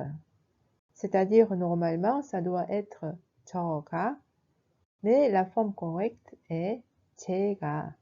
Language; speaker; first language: French; non-native, fluent; Korean